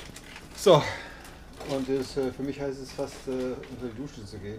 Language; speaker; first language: German; native; German